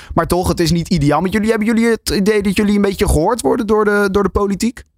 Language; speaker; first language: Dutch; native; Dutch